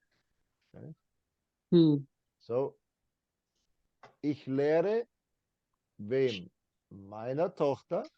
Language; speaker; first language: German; non-native, fluent; English